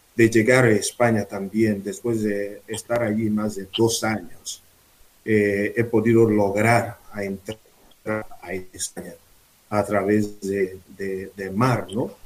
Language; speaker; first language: Spanish; non-native, fluent; Igbo